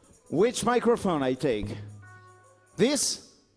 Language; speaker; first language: English; non-native, learner; French